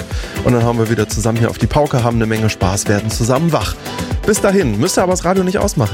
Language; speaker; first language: German; native; German